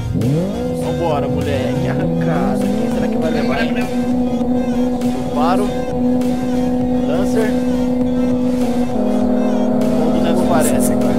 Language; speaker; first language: Portuguese; native; Portuguese